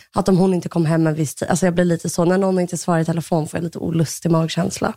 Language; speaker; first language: Swedish; early bilingual, other home language; Russian